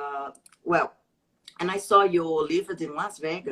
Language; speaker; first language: English; non-native, learner; Portuguese